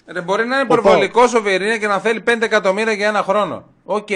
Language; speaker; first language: Greek; native; Greek